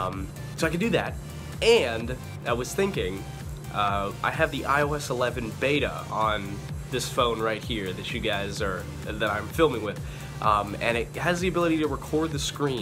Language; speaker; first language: English; native; English